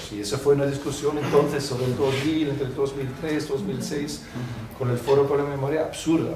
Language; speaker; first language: Spanish; non-native, fluent; German